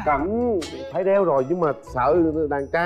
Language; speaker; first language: Vietnamese; native; Vietnamese